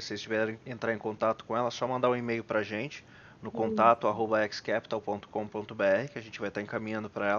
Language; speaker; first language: Portuguese; native; Portuguese